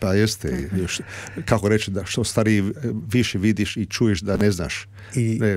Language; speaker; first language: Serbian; early bilingual, heritage; Serbian